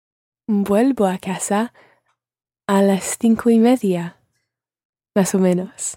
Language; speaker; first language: Spanish; non-native, learner; English